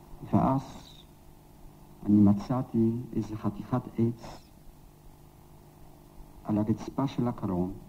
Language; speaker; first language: Hebrew; non-native, fluent; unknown